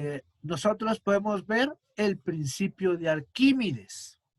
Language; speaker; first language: Spanish; native; Spanish